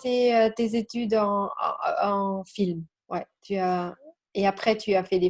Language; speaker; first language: French; non-native, learner; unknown